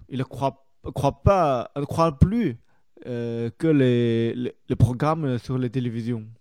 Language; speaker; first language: French; non-native, learner; Chinese